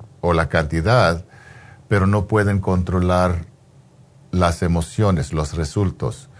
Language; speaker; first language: Spanish; non-native, fluent; English